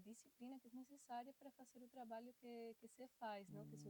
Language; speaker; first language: Portuguese; non-native, fluent; Spanish